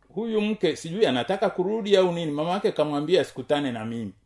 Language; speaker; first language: Swahili; native; Swahili